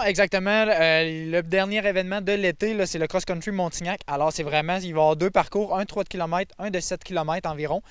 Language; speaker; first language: French; native; French